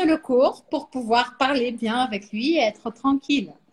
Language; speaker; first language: French; non-native, fluent; Portuguese